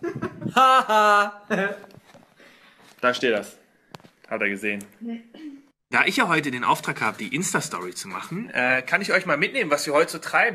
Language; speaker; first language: German; native; German